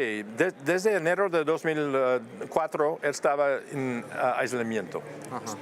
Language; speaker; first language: Spanish; non-native, fluent; English